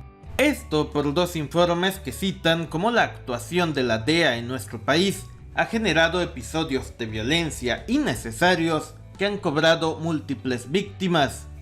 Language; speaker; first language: Spanish; native; Spanish